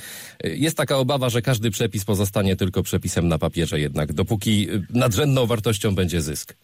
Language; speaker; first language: Polish; native; Polish